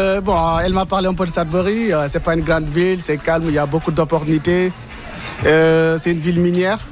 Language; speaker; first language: French; non-native, local second language; Wolof